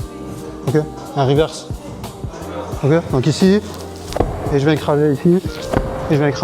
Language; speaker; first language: French; native; French